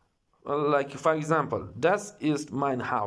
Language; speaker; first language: German; non-native, learner; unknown